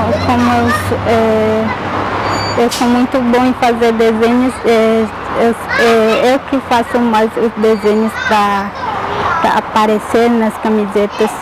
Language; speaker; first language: Portuguese; non-native, local second language; Guarani